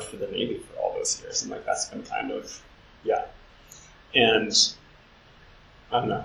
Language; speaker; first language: English; native; English